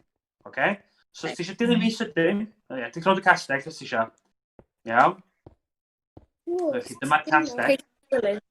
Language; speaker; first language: Welsh; native; Welsh